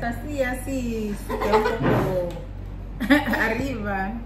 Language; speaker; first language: Spanish; non-native, learner; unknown